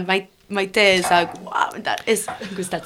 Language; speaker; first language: Basque; non-native, learner; Spanish